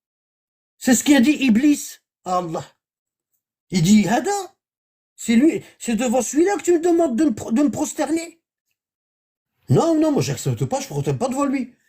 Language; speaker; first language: French; native; French